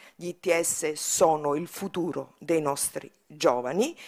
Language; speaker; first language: Italian; native; Italian